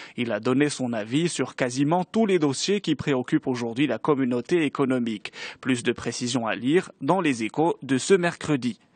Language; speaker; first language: French; non-native, local second language; Arabic